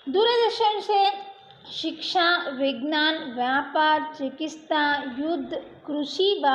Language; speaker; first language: Hindi; non-native, local second language; Kannada